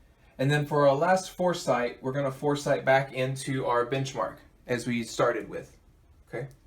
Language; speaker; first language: English; native; English